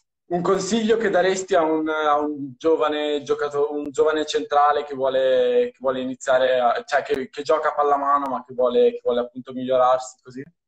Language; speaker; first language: Italian; native; Italian